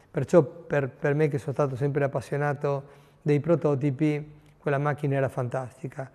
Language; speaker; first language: Italian; non-native, fluent; Spanish